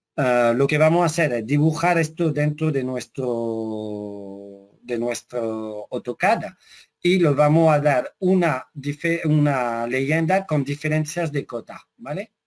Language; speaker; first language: Spanish; non-native, fluent; French